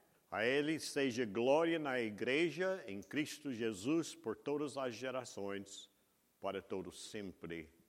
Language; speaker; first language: Portuguese; non-native, fluent; English